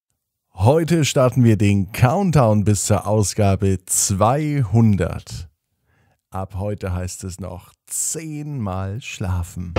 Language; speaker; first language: German; native; German